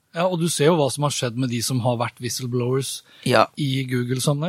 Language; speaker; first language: Norwegian; native; Norwegian